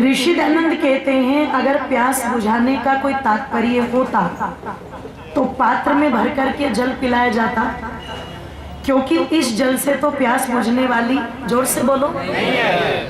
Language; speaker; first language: Hindi; native; Hindi